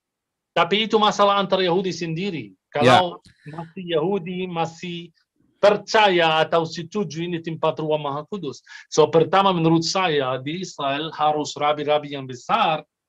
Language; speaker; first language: Indonesian; non-native, fluent; Arabic